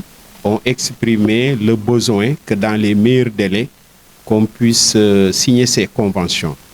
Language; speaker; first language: French; non-native, local second language; Wolof